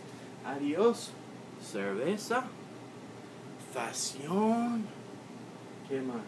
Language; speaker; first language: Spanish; non-native, learner; English